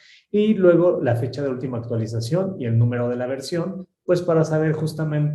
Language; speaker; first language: Spanish; native; Spanish